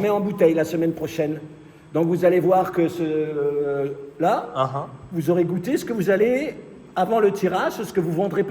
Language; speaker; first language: French; native; French